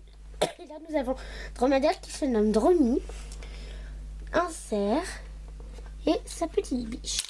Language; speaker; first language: French; native; French